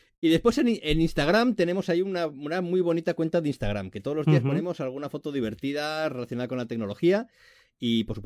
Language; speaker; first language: Spanish; native; Spanish